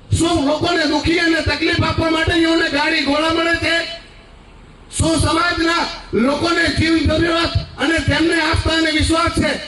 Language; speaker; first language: Gujarati; native; Gujarati